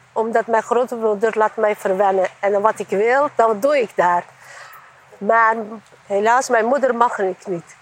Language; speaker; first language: Dutch; non-native, learner; Turkish